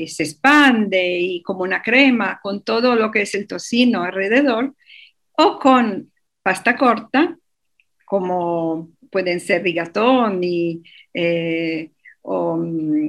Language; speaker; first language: Spanish; native; Spanish